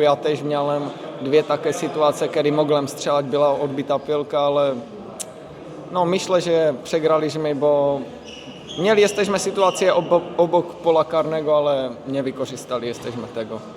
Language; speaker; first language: Polish; non-native, learner; Czech